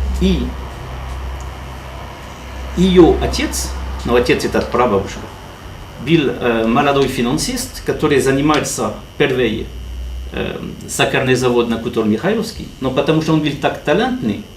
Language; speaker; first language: Russian; non-native, learner; French